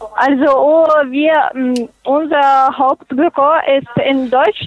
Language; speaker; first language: German; non-native, fluent; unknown